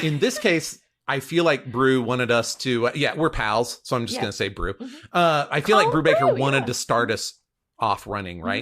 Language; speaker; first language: English; native; English